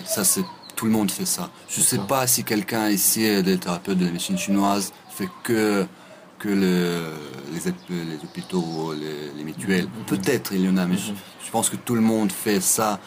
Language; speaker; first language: French; non-native, fluent; Russian